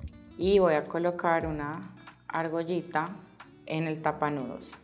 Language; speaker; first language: Spanish; native; Spanish